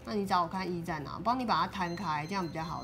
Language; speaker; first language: Chinese; native; Chinese